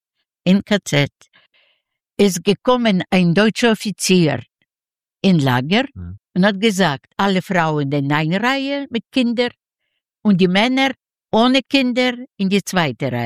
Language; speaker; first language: German; non-native, learner; Yiddish